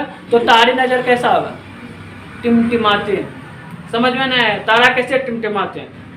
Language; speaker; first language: Hindi; native; Hindi